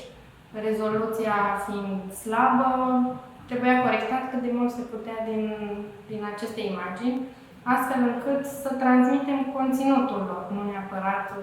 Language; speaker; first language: Romanian; native; Romanian